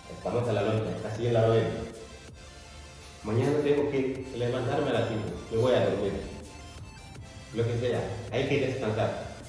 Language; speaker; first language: Spanish; non-native, learner; Fula